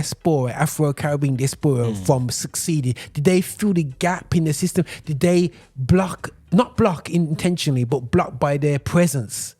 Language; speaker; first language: English; native; English